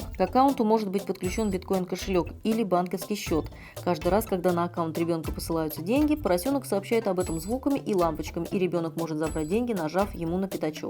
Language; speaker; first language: Russian; native; Russian